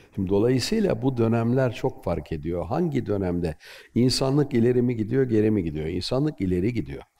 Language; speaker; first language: Turkish; native; Turkish